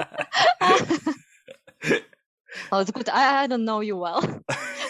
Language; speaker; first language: English; non-native, fluent; Russian